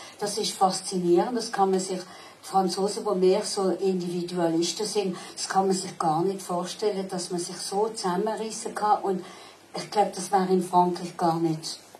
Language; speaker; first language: German; non-native, local second language; Swiss German